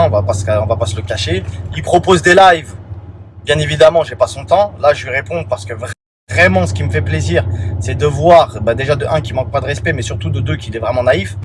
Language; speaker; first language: French; native; French